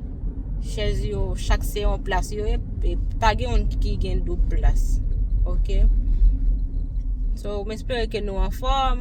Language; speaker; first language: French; non-native, learner; Haitian Creole